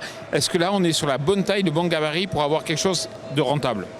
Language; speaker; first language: French; native; French